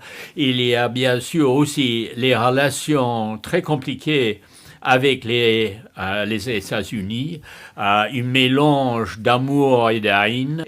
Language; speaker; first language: French; non-native, fluent; English